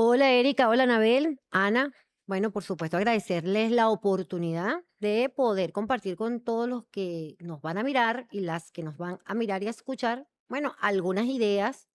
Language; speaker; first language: Spanish; native; Spanish